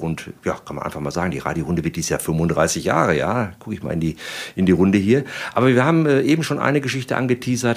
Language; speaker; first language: German; native; German